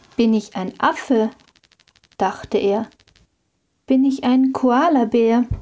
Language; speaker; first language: German; native; German